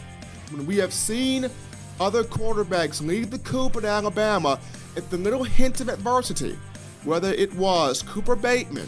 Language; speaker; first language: English; native; English